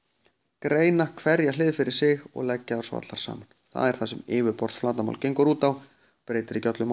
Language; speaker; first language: Icelandic; native; Icelandic